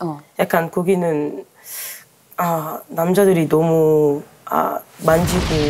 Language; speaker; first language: Korean; non-native, learner; French